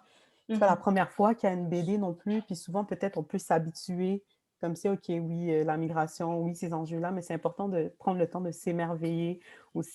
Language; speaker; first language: French; native; French